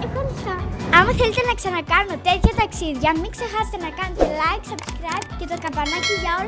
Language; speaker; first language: Greek; early bilingual, heritage; Greek